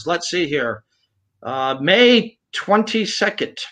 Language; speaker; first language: English; native; English